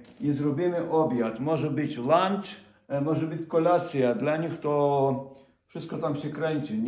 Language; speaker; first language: Polish; non-native, fluent; Ukrainian